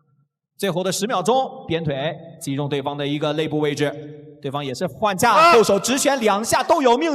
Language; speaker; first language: Chinese; native; Chinese